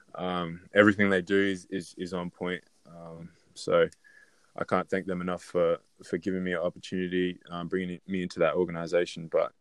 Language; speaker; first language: English; native; English